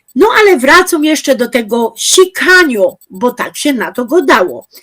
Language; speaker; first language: Polish; native; Polish